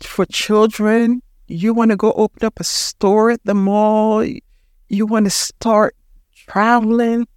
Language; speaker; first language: English; early bilingual, heritage; Spanish